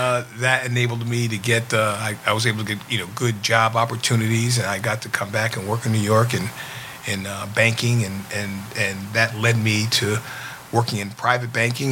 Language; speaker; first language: English; native; English